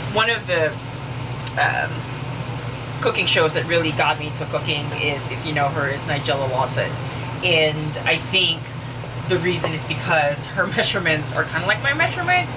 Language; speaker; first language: English; non-native, local second language; Filipino